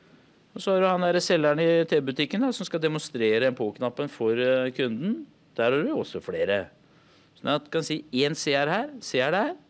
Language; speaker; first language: Norwegian; native; Norwegian